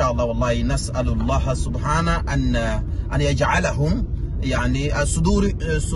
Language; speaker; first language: Arabic; non-native, fluent; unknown